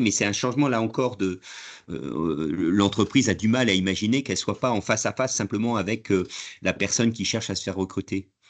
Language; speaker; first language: French; native; French